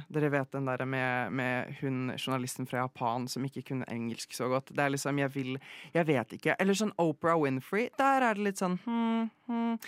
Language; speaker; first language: Norwegian; early bilingual, other home language; Polish